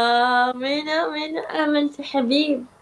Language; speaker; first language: Arabic; non-native, learner; Turkish